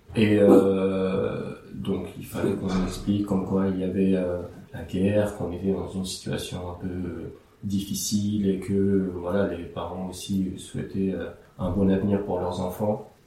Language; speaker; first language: French; early bilingual, other home language; Aramaic